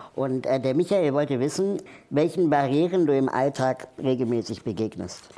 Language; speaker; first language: German; native; German